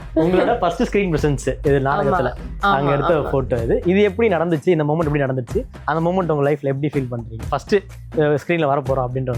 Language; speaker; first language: Tamil; native; Tamil